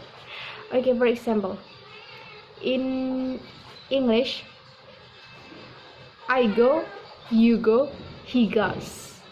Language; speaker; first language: English; non-native, learner; Indonesian